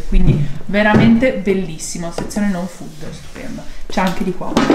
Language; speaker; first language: Italian; native; Italian